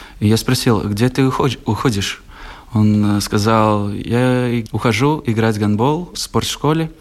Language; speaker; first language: Russian; non-native, local second language; Latvian